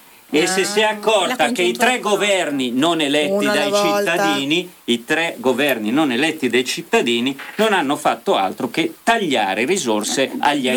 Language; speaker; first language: Italian; native; Italian